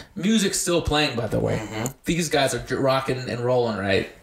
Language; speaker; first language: English; native; English